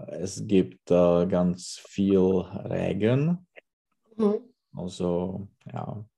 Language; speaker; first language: German; non-native, learner; Czech